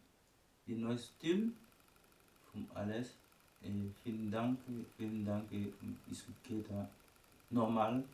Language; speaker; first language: German; non-native, learner; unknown